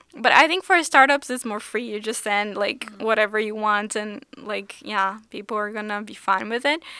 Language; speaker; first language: English; non-native, fluent; Portuguese